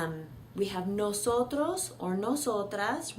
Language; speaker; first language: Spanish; non-native, fluent; English